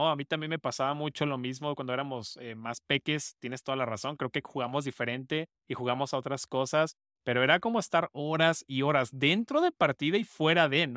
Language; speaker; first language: Spanish; native; Spanish